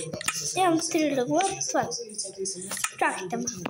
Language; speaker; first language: Bulgarian; early bilingual, heritage; Bulgarian